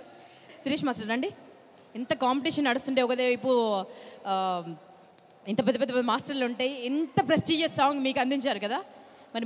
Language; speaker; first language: Telugu; native; Telugu